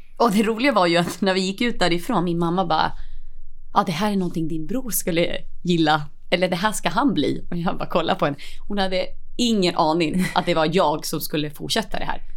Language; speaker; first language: Swedish; early bilingual, other home language; Spanish